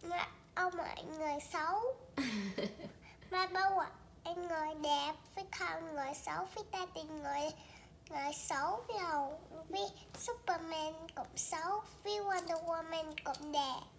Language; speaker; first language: Vietnamese; early bilingual, heritage; Vietnamese